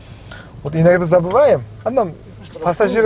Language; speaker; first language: Russian; non-native, local second language; Uzbek